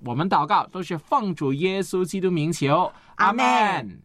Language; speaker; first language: Chinese; native; Chinese